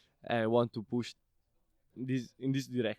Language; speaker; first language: English; non-native, learner; Italian